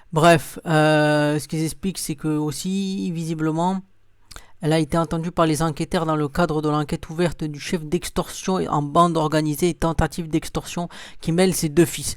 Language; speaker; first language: French; native; French